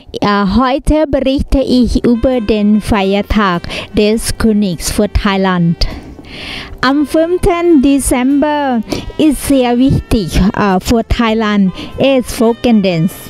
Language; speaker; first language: German; non-native, learner; Thai